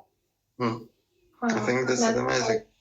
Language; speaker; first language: English; non-native, learner; Russian